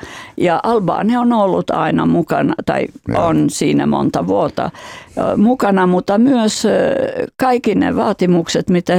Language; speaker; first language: Finnish; non-native, fluent; Albanian